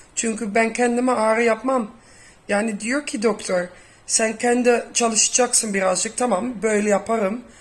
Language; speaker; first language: Turkish; early bilingual, heritage; Turkish